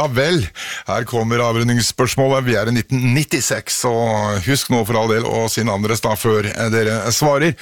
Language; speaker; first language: Norwegian; native; Norwegian